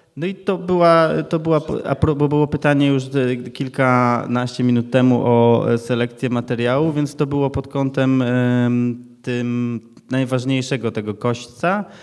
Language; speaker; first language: Polish; native; Polish